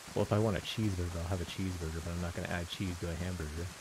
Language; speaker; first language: English; native; English